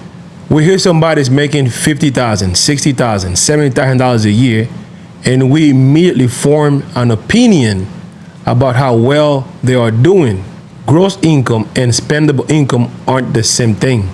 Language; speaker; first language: English; native; English